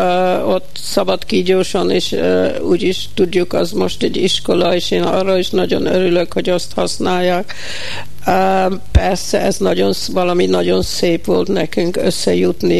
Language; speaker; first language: Hungarian; early bilingual, heritage; Hungarian